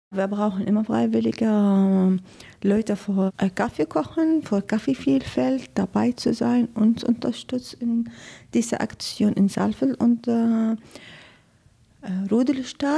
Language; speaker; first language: German; non-native, learner; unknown